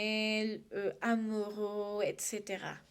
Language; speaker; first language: French; non-native, learner; Spanish